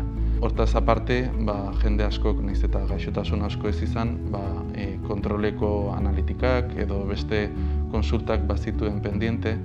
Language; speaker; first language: Basque; native; Basque